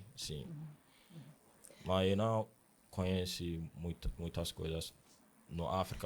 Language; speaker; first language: Portuguese; non-native, learner; Akan